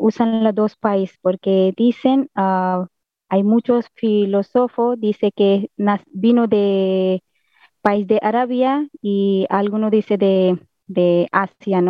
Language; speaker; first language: Spanish; non-native, learner; Hindi